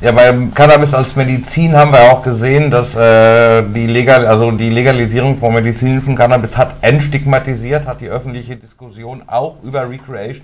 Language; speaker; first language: German; native; German